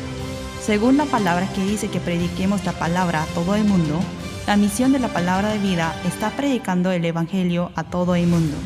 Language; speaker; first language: Spanish; non-native, learner; Korean